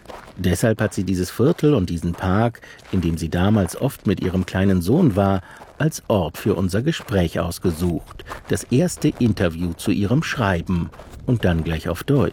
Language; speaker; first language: German; native; German